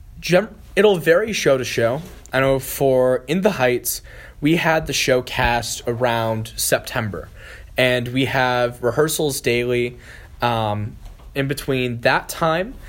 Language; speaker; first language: English; native; English